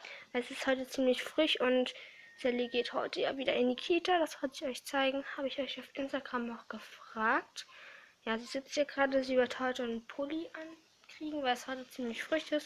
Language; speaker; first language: German; native; German